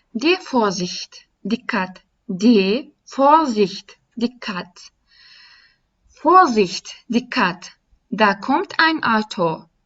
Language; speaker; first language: German; non-native, fluent; Turkish